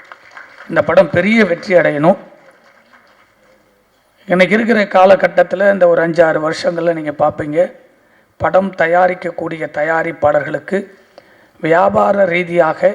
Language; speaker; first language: Tamil; native; Tamil